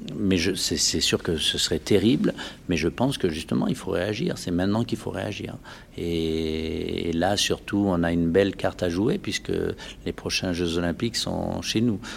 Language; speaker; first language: French; native; French